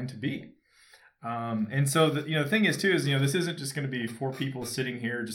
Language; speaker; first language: English; native; English